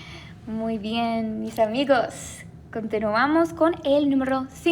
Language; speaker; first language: Spanish; non-native, fluent; English